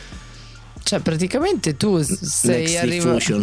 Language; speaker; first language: Italian; native; Italian